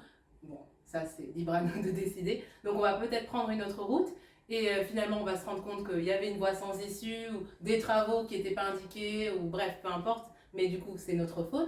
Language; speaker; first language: French; native; French